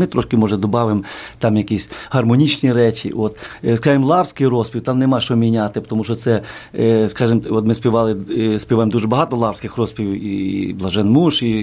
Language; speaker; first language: Ukrainian; native; Ukrainian